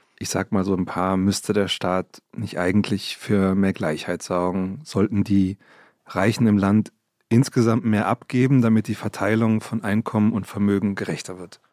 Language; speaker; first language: German; native; German